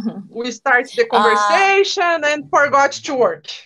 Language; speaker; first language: English; non-native, learner; Portuguese